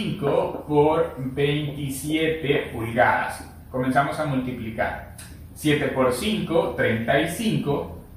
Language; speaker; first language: Spanish; native; Spanish